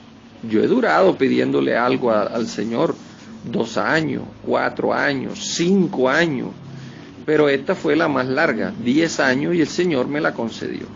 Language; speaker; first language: Spanish; native; Spanish